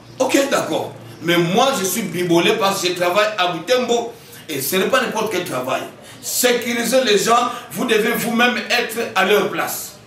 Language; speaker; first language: French; non-native, local second language; Kongo